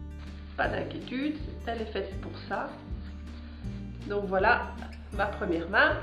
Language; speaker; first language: French; native; French